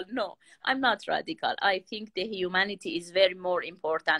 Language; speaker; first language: English; non-native, learner; Persian